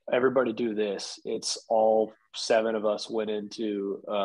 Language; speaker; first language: English; native; English